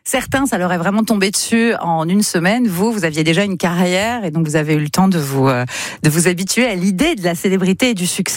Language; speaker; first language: French; native; French